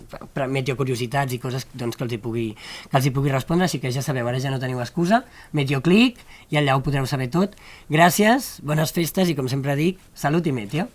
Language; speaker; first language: Catalan; native; Catalan